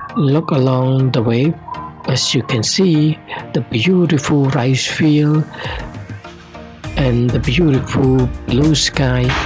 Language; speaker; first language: English; non-native, learner; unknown